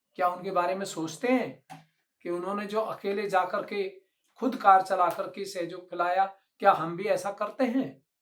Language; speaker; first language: Hindi; native; Hindi